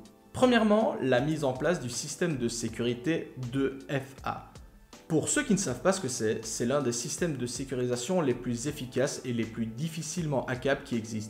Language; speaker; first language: French; native; French